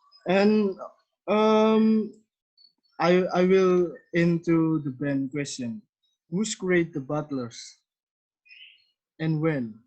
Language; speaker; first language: English; non-native, learner; Indonesian